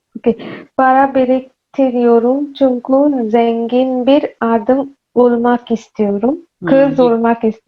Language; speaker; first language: Turkish; non-native, learner; Urdu